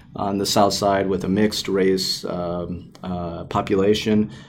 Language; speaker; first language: English; native; English